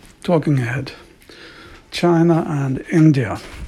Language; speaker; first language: English; non-native, fluent; Swedish